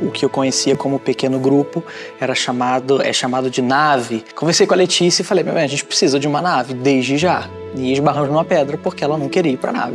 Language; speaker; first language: Portuguese; native; Portuguese